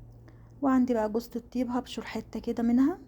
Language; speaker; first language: Arabic; native; Arabic